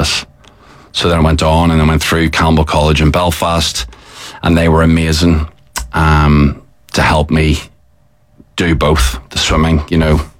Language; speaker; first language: English; native; English